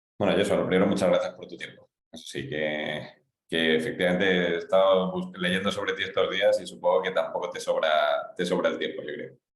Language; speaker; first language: Spanish; native; Spanish